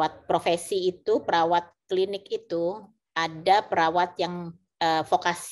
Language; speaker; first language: Indonesian; native; Indonesian